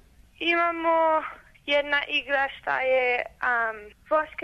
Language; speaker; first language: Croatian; early bilingual, heritage; Croatian